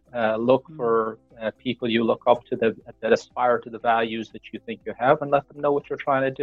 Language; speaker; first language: English; native; English